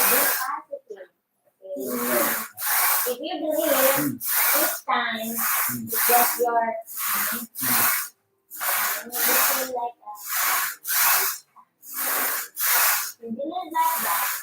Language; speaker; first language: English; non-native, local second language; Filipino